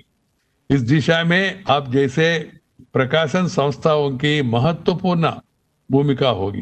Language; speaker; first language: Hindi; non-native, local second language; Telugu